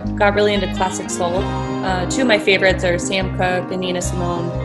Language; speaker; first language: English; native; English